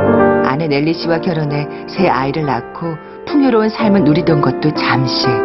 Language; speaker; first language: Korean; native; Korean